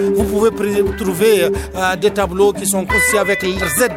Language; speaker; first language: French; non-native, local second language; Tamasheq